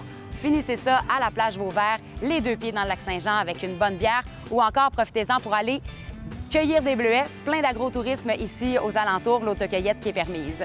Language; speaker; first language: French; native; French